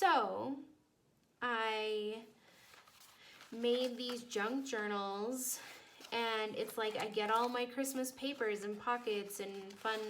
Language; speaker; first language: English; native; English